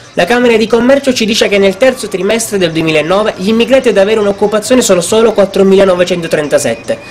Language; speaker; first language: Italian; native; Italian